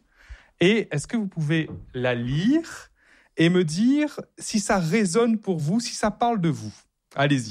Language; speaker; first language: French; native; French